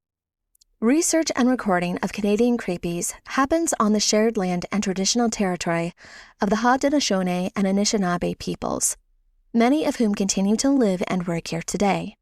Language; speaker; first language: English; native; English